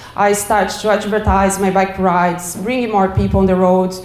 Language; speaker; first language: English; non-native, learner; Portuguese